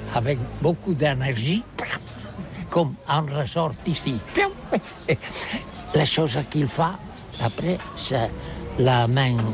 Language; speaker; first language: French; non-native, learner; Catalan